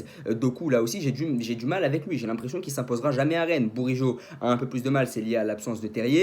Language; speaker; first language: French; native; French